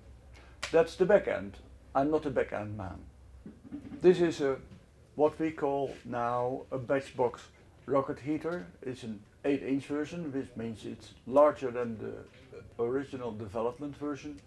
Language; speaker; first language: English; non-native, fluent; Dutch